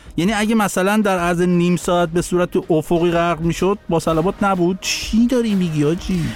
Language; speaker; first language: Persian; native; Persian